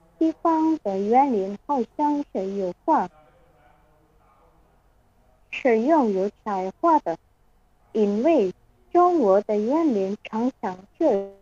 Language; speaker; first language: Chinese; non-native, learner; Indonesian